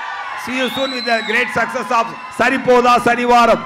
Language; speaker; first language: Telugu; non-native, learner; Tamil